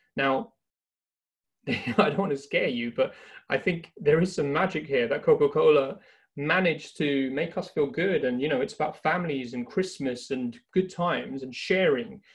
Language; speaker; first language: English; native; English